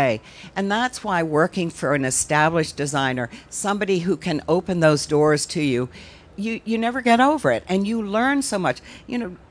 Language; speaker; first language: English; native; English